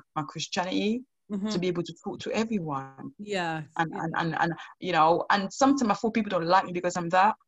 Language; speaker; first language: English; non-native, local second language; Krio